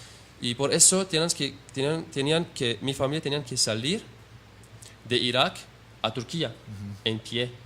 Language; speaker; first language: Spanish; non-native, learner; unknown